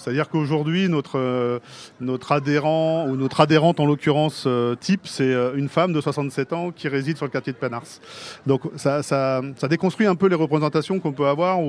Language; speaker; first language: French; native; French